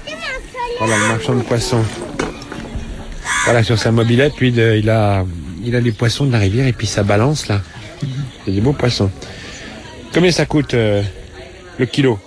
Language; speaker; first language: French; native; French